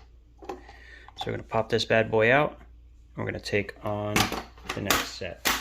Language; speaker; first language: English; native; English